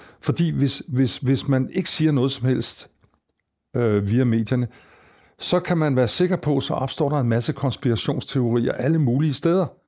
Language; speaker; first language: Danish; native; Danish